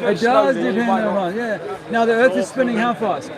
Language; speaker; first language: English; native; English